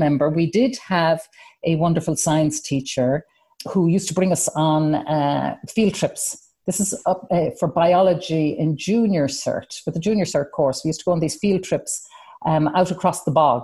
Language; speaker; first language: English; native; English